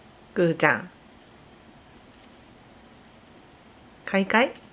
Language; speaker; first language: Japanese; native; Japanese